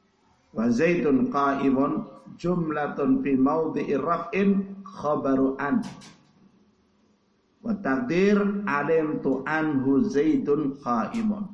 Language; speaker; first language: Arabic; non-native, fluent; Indonesian